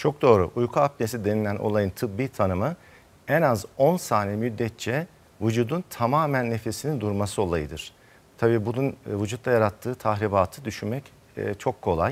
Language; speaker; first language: Turkish; native; Turkish